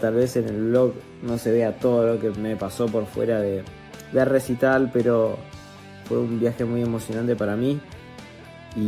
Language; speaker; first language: Spanish; native; Spanish